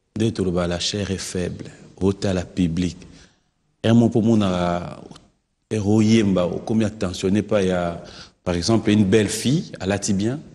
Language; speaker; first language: French; non-native, local second language; Lingala